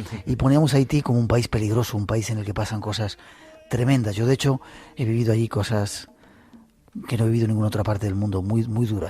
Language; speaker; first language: Spanish; native; Spanish